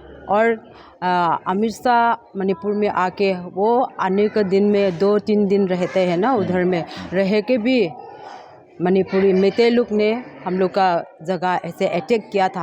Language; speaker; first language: Hindi; non-native, local second language; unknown